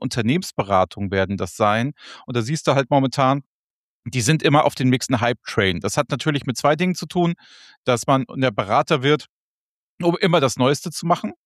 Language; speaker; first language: German; native; German